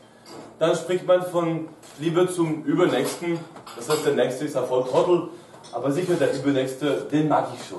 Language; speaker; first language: German; non-native, fluent; French